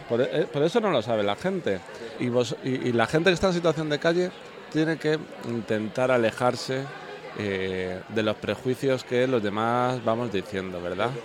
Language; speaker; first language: Spanish; native; Spanish